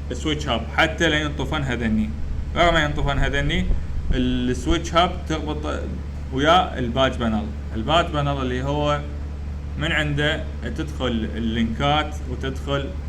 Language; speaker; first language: Arabic; native; Arabic